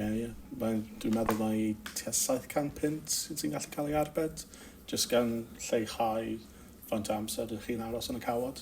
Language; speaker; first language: Welsh; non-native, local second language; English